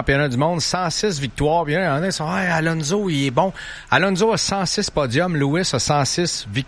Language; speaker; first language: French; native; French